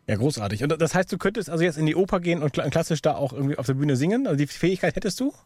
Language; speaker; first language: German; native; German